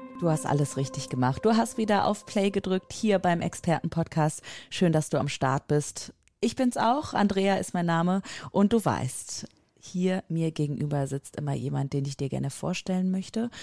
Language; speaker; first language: German; native; German